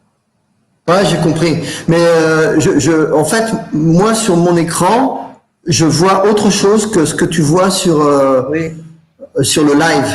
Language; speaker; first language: French; native; French